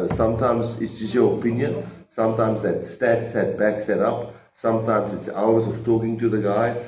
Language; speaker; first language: English; non-native, local second language; Afrikaans